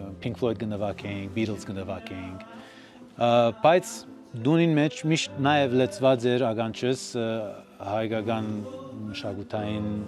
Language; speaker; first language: Armenian; early bilingual, heritage; Armenian